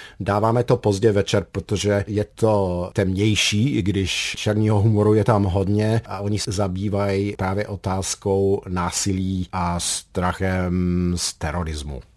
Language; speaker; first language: Czech; non-native, fluent; English